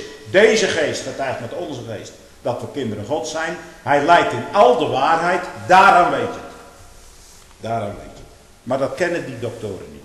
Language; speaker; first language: Dutch; native; Dutch